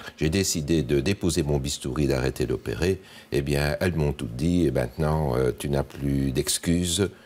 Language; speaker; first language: French; native; French